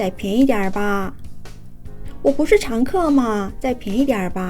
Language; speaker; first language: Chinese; non-native, fluent; Korean